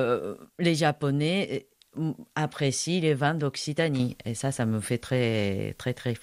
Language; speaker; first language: French; non-native, fluent; Japanese